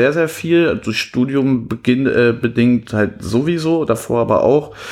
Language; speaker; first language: German; native; German